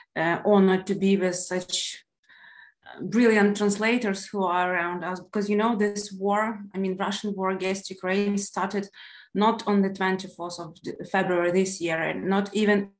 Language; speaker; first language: English; non-native, fluent; Ukrainian